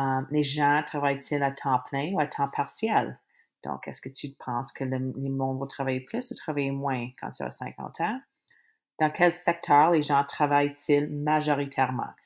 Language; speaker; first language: French; native; French